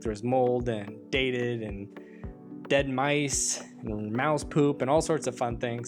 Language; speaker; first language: English; native; English